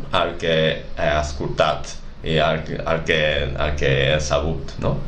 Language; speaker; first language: Catalan; non-native, fluent; Japanese